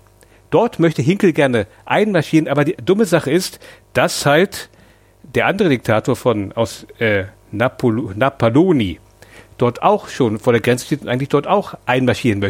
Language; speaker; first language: German; native; German